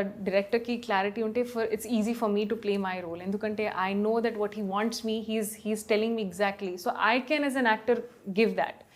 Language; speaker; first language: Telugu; non-native, fluent; Hindi